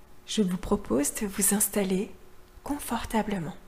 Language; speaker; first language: French; native; French